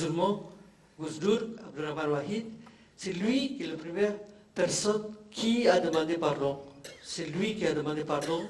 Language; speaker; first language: French; non-native, fluent; Indonesian